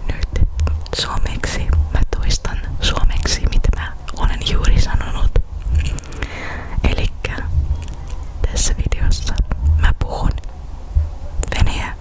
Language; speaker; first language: Finnish; non-native, fluent; Russian